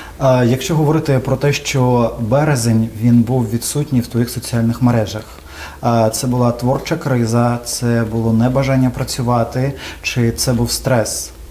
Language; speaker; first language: Ukrainian; native; Ukrainian